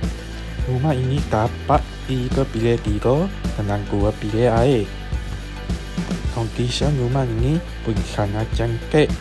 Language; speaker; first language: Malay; non-native, local second language; Chinese